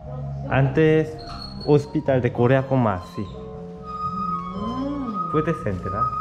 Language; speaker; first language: Spanish; non-native, learner; Korean